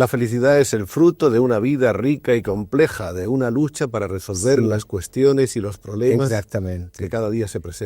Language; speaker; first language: Spanish; native; Spanish